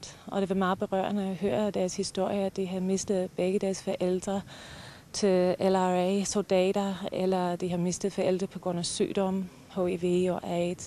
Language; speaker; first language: Danish; non-native, fluent; English